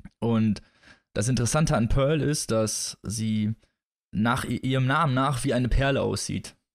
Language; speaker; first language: German; native; German